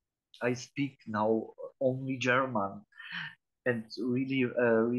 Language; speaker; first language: English; non-native, learner; Polish